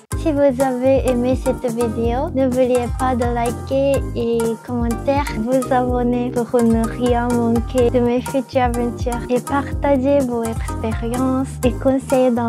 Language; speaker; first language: French; non-native, learner; Japanese